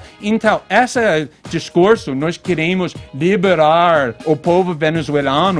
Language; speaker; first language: Portuguese; non-native, fluent; English